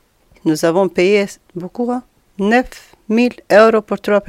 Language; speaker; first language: French; non-native, learner; Albanian